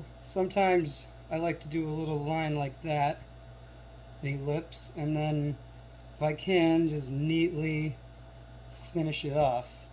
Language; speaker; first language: English; native; English